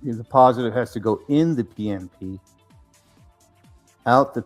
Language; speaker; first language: English; native; English